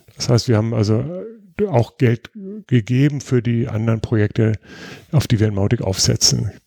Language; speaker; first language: German; native; German